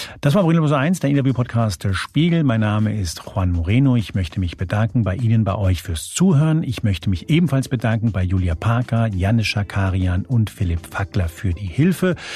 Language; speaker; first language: German; early bilingual, other home language; Spanish